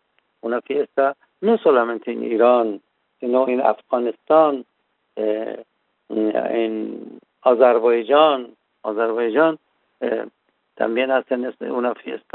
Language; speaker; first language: Spanish; non-native, fluent; Persian